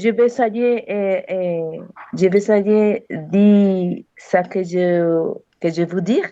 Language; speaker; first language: French; non-native, learner; Spanish